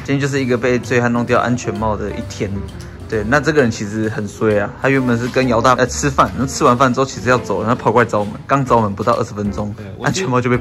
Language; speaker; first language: Chinese; native; Chinese